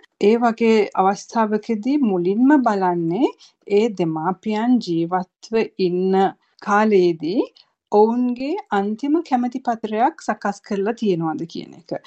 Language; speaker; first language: Sinhala; native; Sinhala